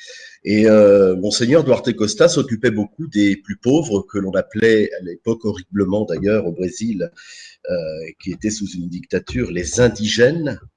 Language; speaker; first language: French; native; French